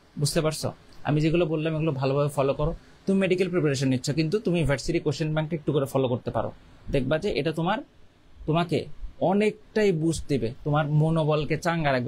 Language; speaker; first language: Bangla; native; Bangla